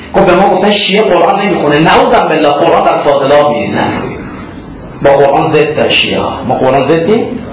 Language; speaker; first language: Persian; non-native, local second language; Azerbaijani